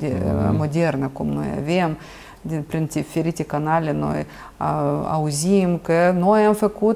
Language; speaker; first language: Romanian; non-native, local second language; Russian